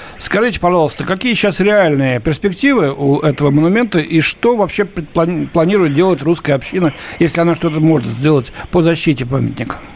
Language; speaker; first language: Russian; native; Russian